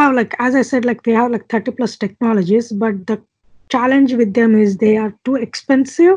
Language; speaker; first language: English; non-native, local second language; Telugu